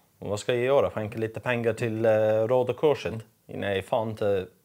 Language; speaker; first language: Swedish; non-native, learner; English